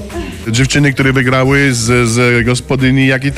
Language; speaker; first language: Polish; non-native, fluent; Spanish